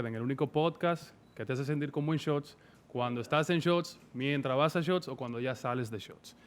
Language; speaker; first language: Spanish; native; Spanish